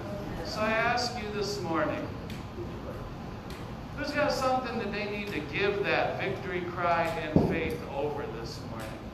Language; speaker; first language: English; native; English